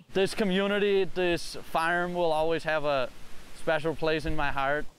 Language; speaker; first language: English; early bilingual, other home language; Pennsylvania German